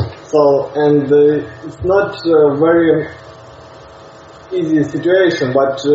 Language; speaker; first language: English; non-native, learner; Russian